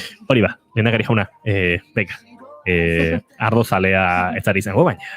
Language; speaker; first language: Basque; native; Basque